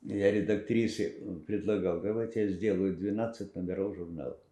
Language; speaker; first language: Russian; non-native, local second language; Ukrainian